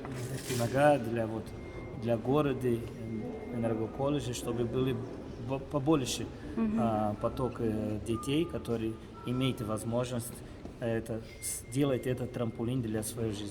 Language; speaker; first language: Russian; non-native, fluent; Portuguese